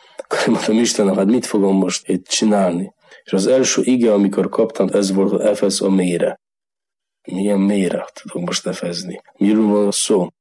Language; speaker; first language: Hungarian; non-native, learner; Polish